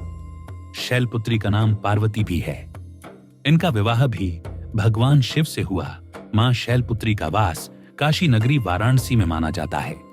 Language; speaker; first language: Hindi; native; Hindi